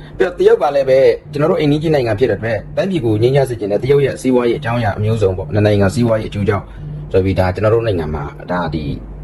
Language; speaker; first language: Burmese; native; Burmese